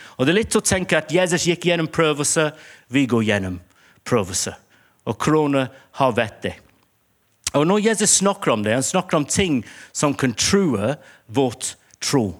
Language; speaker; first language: Norwegian; non-native, fluent; English